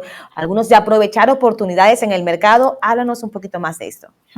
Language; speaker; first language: Spanish; native; Spanish